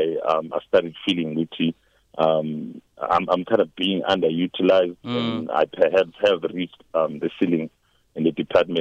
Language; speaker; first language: English; non-native, local second language; Zulu